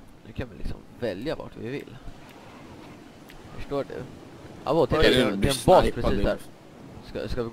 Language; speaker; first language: Swedish; native; Swedish